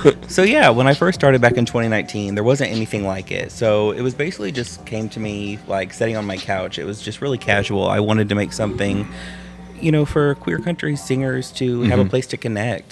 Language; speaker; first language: English; native; English